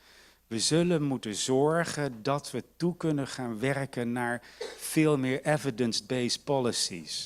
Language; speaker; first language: Dutch; native; Dutch